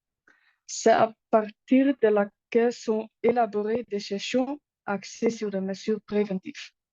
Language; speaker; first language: French; non-native, learner; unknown